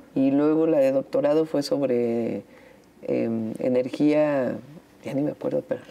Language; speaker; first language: Spanish; native; Spanish